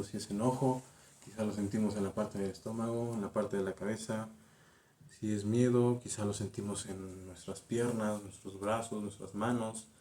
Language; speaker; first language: Spanish; native; Spanish